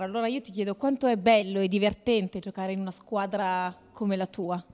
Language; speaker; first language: Italian; native; Italian